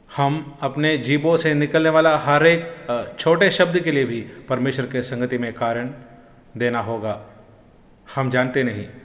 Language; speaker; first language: Hindi; non-native, local second language; Malayalam